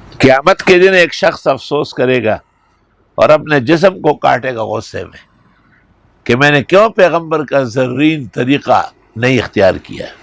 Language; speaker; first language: Urdu; non-native, local second language; Pashto